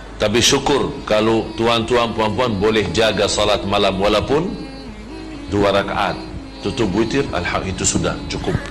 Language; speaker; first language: Malay; non-native, fluent; Arabic